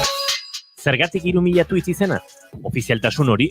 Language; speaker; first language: Basque; native; Basque